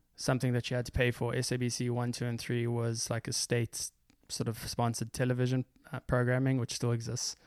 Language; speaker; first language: English; native; English